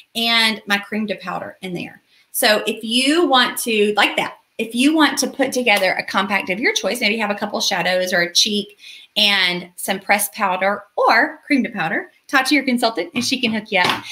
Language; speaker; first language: English; native; English